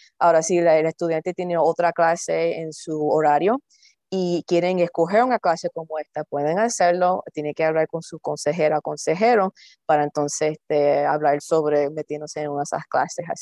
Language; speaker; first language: Spanish; early bilingual, heritage; Spanish